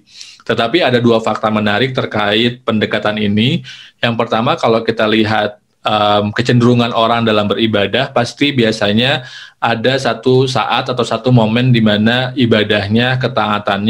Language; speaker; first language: Indonesian; native; Indonesian